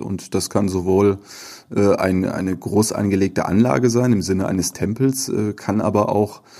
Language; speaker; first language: German; native; German